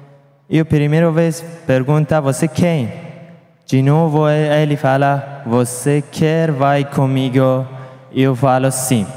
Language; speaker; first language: Portuguese; non-native, learner; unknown